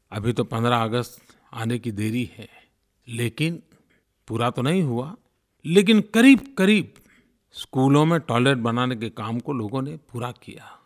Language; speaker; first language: Hindi; non-native, local second language; Gujarati